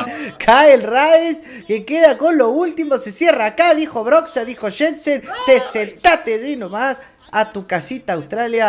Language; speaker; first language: Spanish; native; Spanish